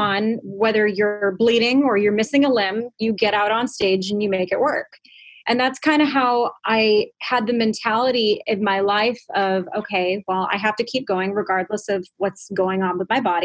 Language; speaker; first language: English; native; English